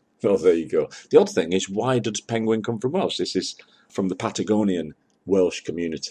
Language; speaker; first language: English; native; English